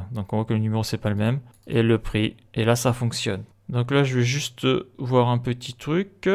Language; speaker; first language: French; native; French